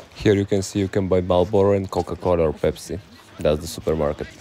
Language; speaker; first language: English; non-native, fluent; Bulgarian